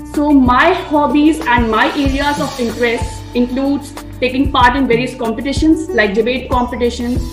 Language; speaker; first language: English; non-native, local second language; Hindi